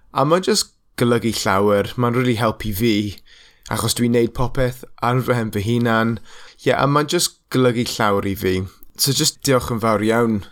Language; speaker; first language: Welsh; non-native, local second language; English